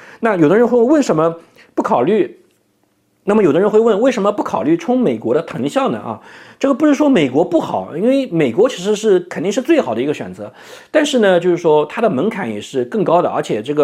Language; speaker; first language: Chinese; native; Chinese